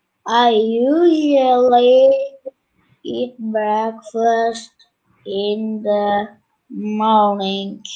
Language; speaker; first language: English; non-native, learner; Turkish